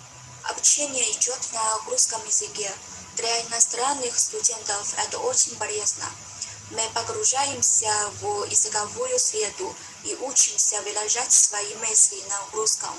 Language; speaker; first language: Russian; non-native, fluent; Chinese